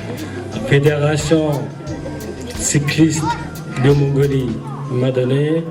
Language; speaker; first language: French; non-native, learner; Mongolian